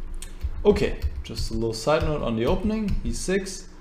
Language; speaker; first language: English; non-native, fluent; German